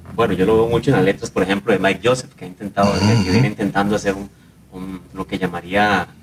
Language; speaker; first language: Spanish; native; Spanish